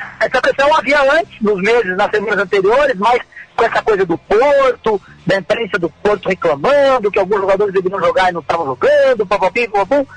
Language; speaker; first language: Portuguese; native; Portuguese